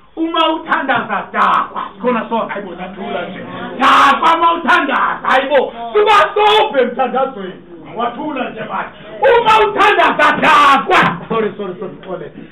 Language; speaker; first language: Zulu; non-native, local second language; Xhosa